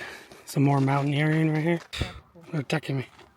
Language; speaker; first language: English; native; English